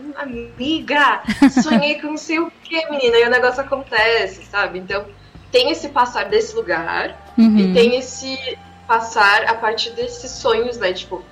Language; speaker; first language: Portuguese; native; Portuguese